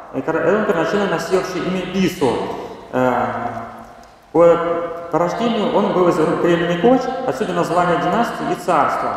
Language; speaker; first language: Russian; native; Russian